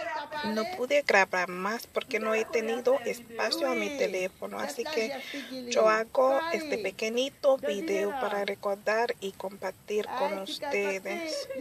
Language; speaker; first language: Spanish; early bilingual, other home language; Haitian Creole